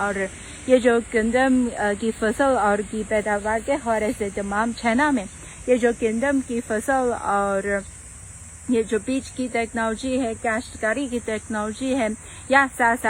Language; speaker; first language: Urdu; non-native, fluent; Chinese